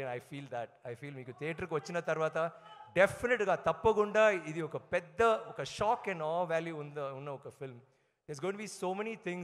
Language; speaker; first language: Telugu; non-native, learner; Tamil